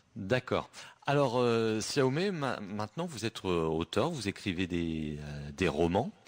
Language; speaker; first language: French; native; French